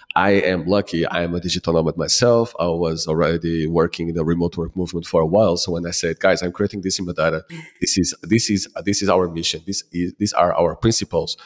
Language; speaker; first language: English; non-native, fluent; Portuguese